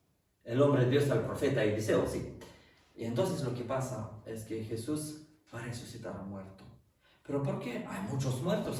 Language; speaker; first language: Spanish; non-native, fluent; French